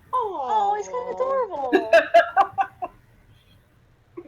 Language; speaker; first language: English; native; English